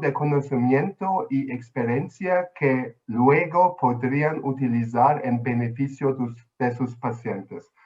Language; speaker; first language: Spanish; non-native, fluent; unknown